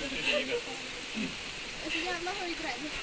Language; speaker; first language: Swedish; native; Swedish